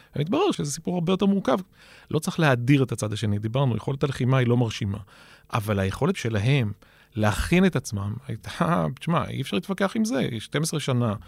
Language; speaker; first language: Hebrew; native; Hebrew